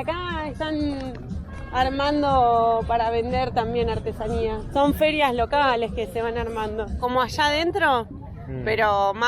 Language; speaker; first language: Spanish; native; Spanish